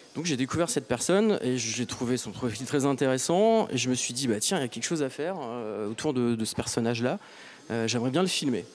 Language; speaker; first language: French; native; French